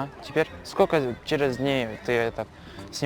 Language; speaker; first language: Russian; non-native, local second language; Kazakh